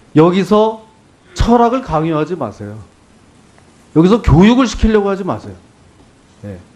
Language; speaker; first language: Korean; native; Korean